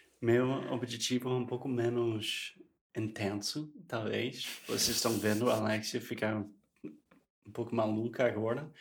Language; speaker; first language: Portuguese; non-native, fluent; English